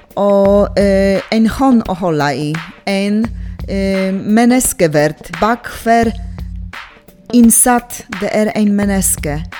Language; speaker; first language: Norwegian; non-native, fluent; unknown